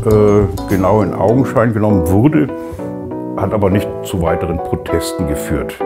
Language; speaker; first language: German; native; German